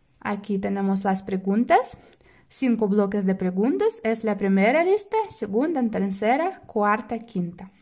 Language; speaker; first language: Spanish; non-native, fluent; Russian